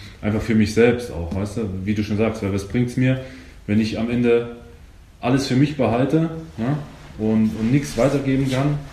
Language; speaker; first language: German; native; German